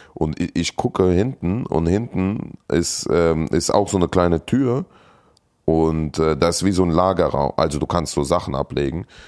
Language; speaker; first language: German; early bilingual, other home language; Russian